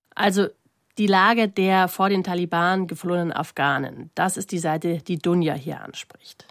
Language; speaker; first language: German; native; German